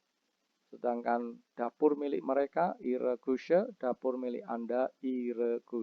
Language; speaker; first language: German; non-native, fluent; Indonesian